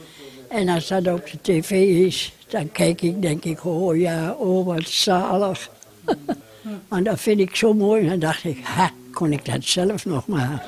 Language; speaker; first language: Dutch; native; Dutch